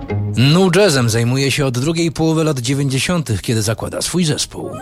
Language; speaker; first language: Polish; native; Polish